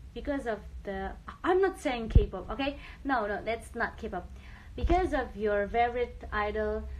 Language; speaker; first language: English; non-native, learner; Indonesian